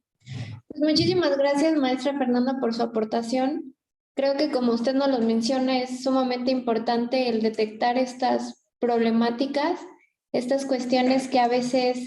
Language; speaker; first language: Spanish; native; Spanish